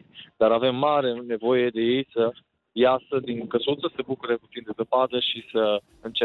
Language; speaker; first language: Romanian; native; Romanian